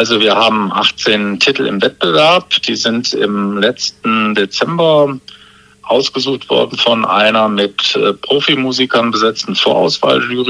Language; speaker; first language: German; native; German